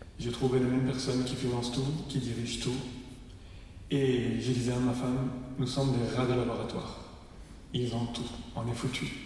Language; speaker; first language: French; non-native, fluent; Persian